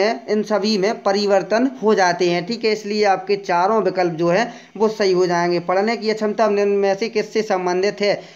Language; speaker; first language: Hindi; native; Hindi